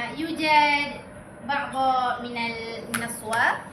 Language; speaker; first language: Arabic; non-native, learner; Malay